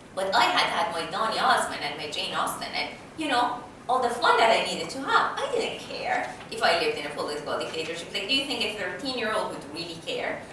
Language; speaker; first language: English; non-native, fluent; Persian